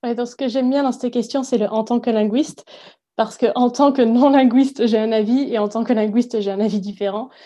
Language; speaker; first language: French; native; French